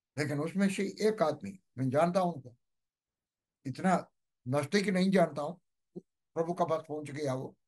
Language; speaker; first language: Hindi; non-native, local second language; Malayalam